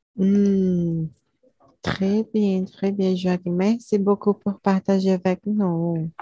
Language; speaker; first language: French; non-native, learner; Portuguese